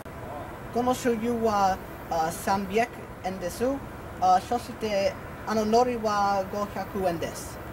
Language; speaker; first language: Japanese; non-native, learner; English